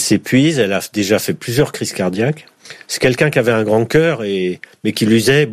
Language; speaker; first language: French; native; French